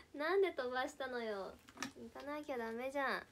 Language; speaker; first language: Japanese; native; Japanese